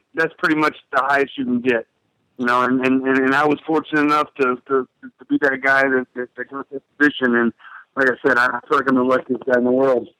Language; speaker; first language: English; native; English